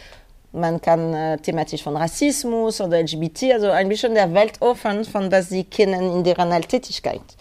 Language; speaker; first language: German; non-native, fluent; French